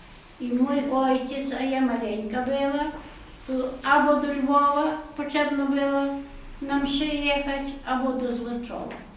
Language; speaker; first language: Polish; non-native, local second language; Ukrainian